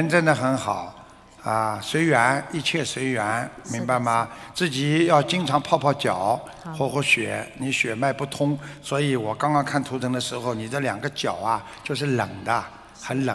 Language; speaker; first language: Chinese; non-native, local second language; Wu Chinese